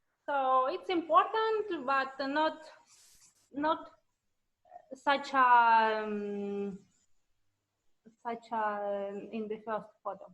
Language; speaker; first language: English; non-native, learner; Russian